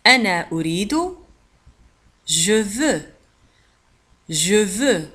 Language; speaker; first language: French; non-native, fluent; Arabic